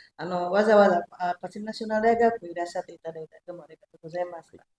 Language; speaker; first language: Japanese; non-native, learner; Indonesian